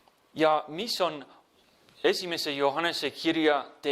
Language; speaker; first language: Estonian; non-native, fluent; English